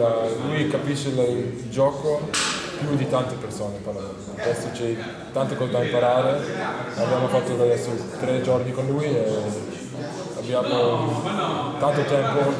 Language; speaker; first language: Italian; non-native, learner; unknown